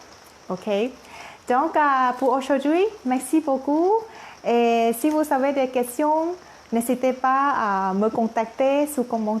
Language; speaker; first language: French; non-native, learner; Thai